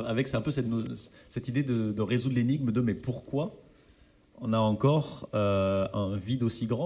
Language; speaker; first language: French; native; French